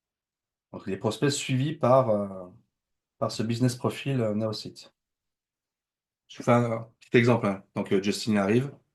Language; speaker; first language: French; native; French